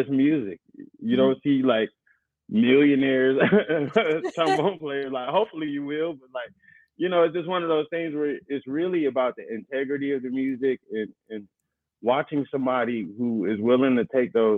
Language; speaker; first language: English; native; English